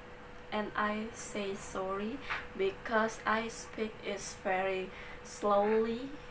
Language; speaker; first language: English; non-native, learner; Balinese